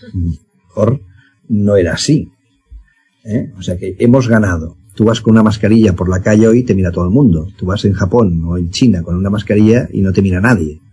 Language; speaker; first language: Spanish; native; Spanish